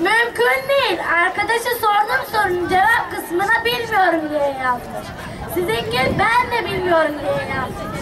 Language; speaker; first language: Turkish; native; Turkish